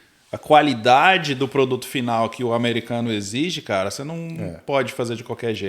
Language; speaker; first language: Portuguese; native; Portuguese